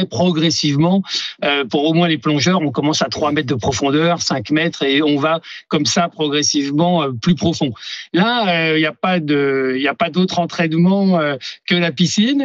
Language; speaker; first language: French; native; French